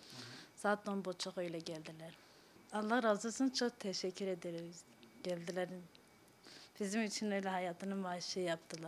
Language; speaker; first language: Turkish; non-native, local second language; Kurdish